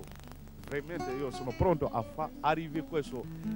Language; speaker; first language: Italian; non-native, learner; Bambara